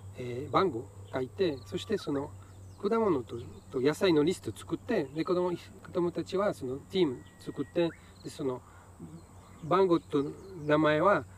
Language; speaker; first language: Japanese; non-native, learner; French